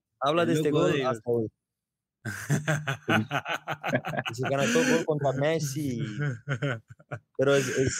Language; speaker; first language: Spanish; non-native, learner; Portuguese